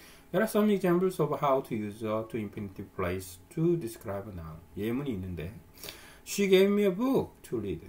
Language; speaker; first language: English; non-native, fluent; Korean